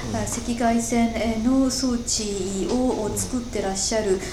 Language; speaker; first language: Japanese; native; Japanese